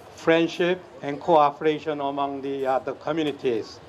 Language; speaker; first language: English; non-native, fluent; Korean